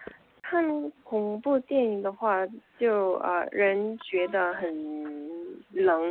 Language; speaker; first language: Chinese; non-native, learner; Korean